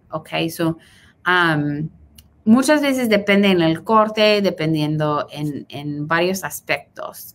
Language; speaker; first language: Spanish; early bilingual, heritage; Spanish